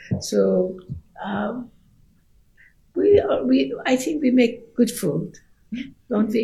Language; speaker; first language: English; non-native, fluent; Persian